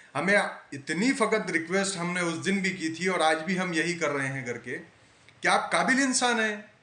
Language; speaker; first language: Hindi; non-native, local second language; Marathi